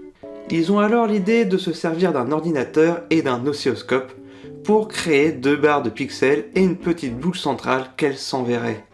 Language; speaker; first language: French; native; French